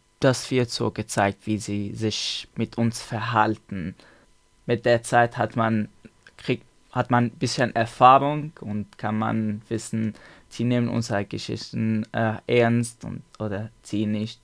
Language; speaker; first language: German; non-native, learner; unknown